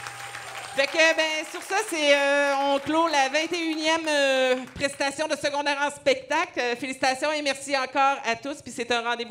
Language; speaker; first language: French; native; French